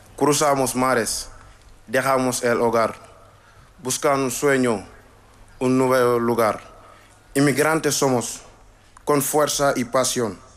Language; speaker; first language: Spanish; non-native, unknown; Wolof